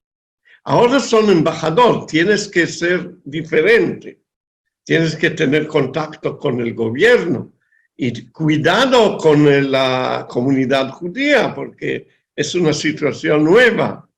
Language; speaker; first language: Spanish; non-native, fluent; Hebrew